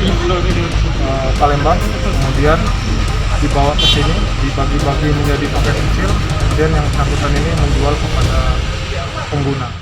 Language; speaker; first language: Indonesian; native; Indonesian